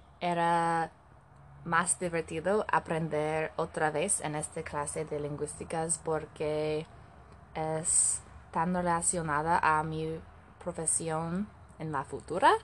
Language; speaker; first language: Spanish; non-native, learner; English